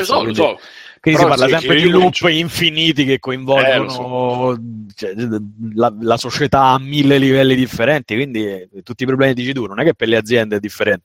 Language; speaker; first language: Italian; native; Italian